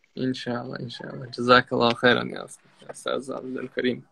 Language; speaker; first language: Arabic; non-native, fluent; Chechen